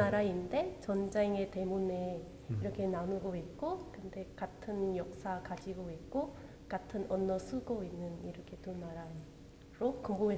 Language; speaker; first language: Korean; non-native, local second language; Vietnamese